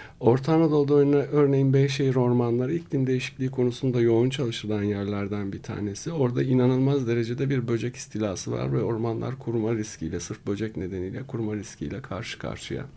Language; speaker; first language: Turkish; native; Turkish